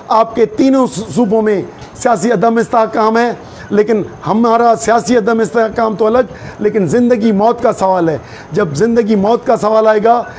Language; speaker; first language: Urdu; non-native, local second language; Sindhi